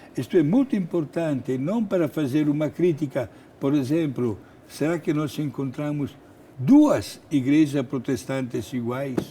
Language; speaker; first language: Portuguese; non-native, fluent; Italian